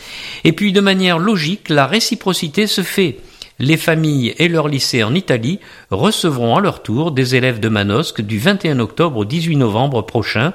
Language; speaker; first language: French; native; French